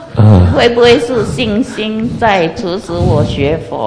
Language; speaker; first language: Chinese; non-native, local second language; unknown